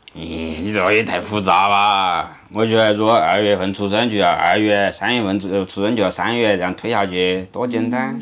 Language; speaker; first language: Chinese; native; Chinese